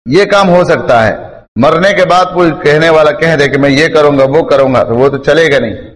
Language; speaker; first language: Urdu; non-native, local second language; Pashto